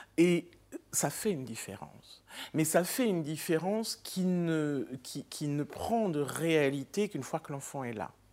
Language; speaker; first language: French; native; French